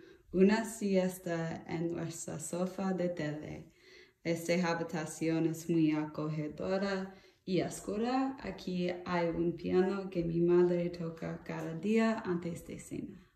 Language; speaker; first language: Spanish; non-native, learner; English